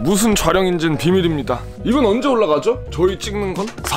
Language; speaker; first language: Korean; early bilingual, heritage; Korean